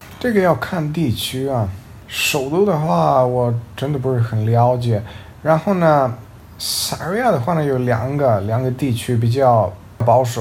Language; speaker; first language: Chinese; non-native, fluent; Serbian